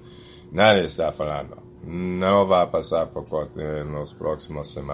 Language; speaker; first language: Portuguese; non-native, fluent; English